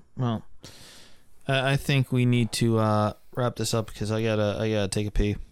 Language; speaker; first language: English; early bilingual, other home language; German